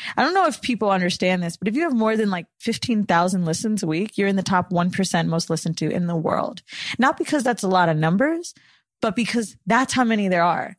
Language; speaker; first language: English; native; English